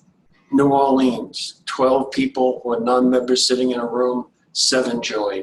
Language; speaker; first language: English; native; English